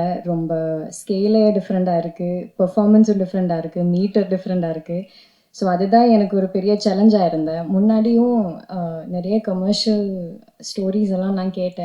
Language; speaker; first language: Tamil; non-native, fluent; Malayalam